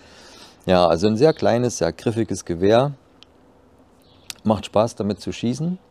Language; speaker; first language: German; native; German